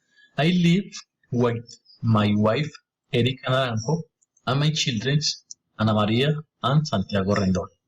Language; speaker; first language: English; non-native, learner; Spanish